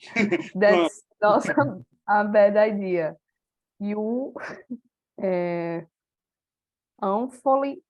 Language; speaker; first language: English; non-native, learner; Portuguese